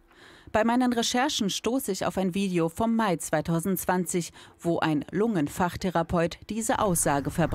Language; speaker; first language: German; native; German